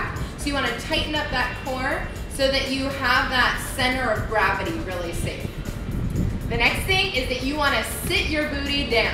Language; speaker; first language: English; native; English